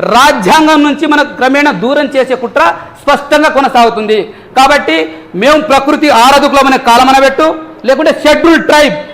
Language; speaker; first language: Telugu; non-native, local second language; Lambadi